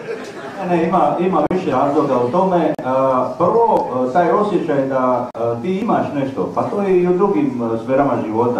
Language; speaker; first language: Serbian; native; Serbian